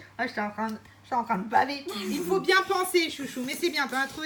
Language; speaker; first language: French; native; French